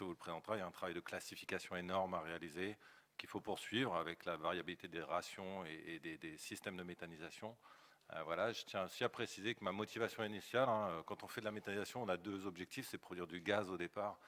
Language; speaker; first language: French; native; French